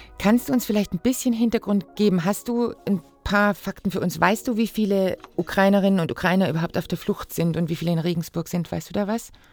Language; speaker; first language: German; native; German